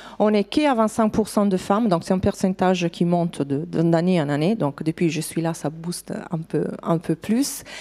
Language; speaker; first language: French; non-native, fluent; Italian